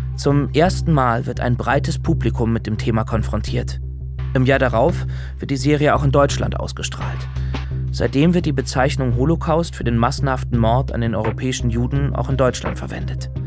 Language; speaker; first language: German; native; German